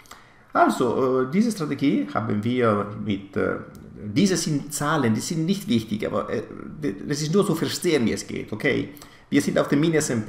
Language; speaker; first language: German; non-native, fluent; Italian